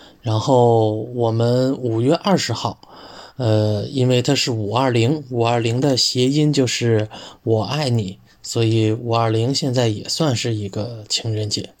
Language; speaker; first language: Chinese; native; Chinese